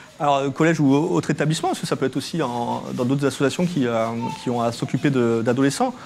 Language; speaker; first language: French; native; French